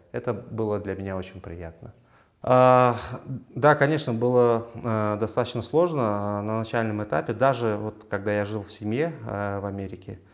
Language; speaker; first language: Russian; non-native, local second language; Uzbek